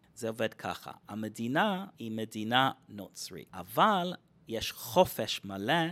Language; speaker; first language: Hebrew; non-native, fluent; English